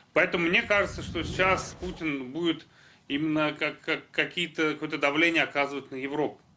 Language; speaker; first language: Russian; native; Russian